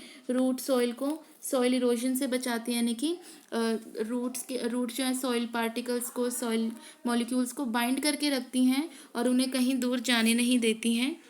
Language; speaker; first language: Hindi; native; Hindi